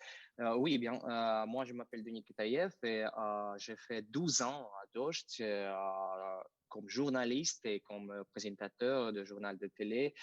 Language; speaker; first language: French; non-native, fluent; Russian